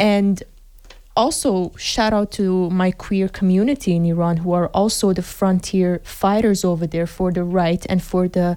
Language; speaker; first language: English; non-native, fluent; Persian